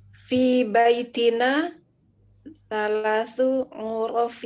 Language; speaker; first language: Arabic; non-native, learner; Indonesian